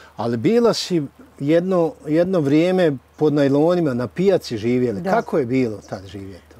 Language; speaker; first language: Bosnian; native; Bosnian